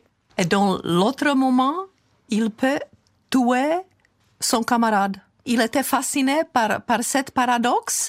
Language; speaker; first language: French; non-native, fluent; Czech